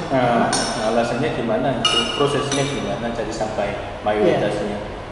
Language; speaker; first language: Indonesian; non-native, learner; Korean